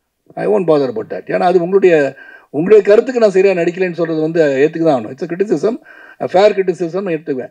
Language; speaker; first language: Tamil; native; Tamil